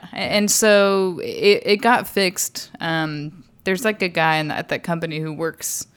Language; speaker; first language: English; native; English